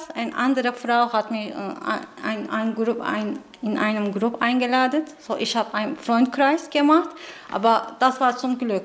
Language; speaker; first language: German; non-native, learner; Turkish